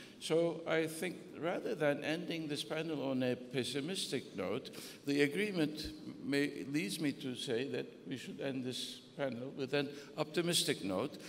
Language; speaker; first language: English; non-native, fluent; Turkish